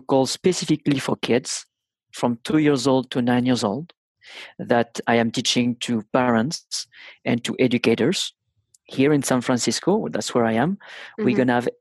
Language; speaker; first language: English; non-native, fluent; French